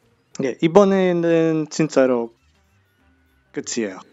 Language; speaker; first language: Korean; non-native, fluent; English